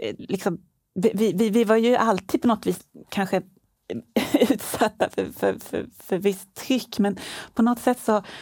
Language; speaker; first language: Swedish; native; Swedish